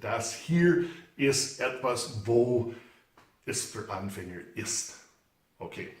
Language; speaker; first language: German; non-native, fluent; English